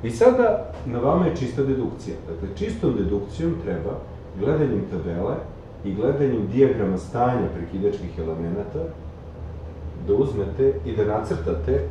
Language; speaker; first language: Serbian; native; Serbian